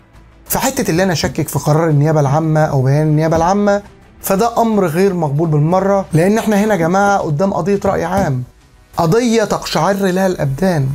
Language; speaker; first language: Arabic; native; Arabic